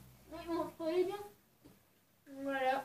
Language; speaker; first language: French; native; French